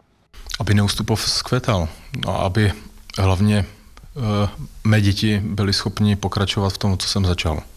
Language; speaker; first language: Czech; native; Czech